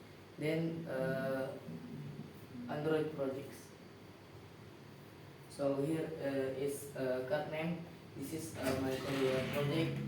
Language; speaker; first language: English; non-native, learner; Indonesian